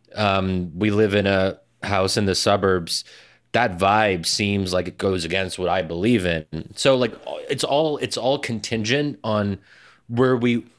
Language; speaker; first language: English; early bilingual, other home language; Arabic